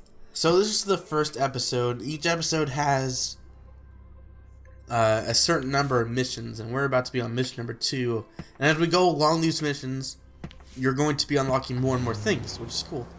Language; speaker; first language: English; native; English